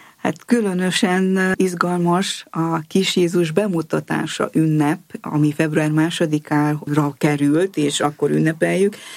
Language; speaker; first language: Hungarian; native; Hungarian